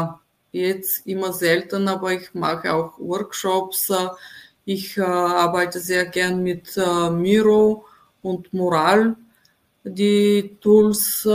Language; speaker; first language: German; non-native, fluent; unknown